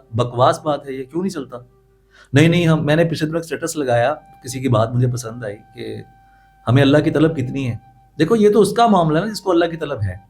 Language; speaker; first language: Urdu; non-native, local second language; Punjabi